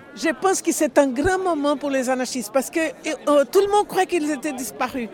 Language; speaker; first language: French; non-native, fluent; Portuguese